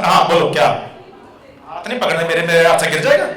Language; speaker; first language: Hindi; native; Hindi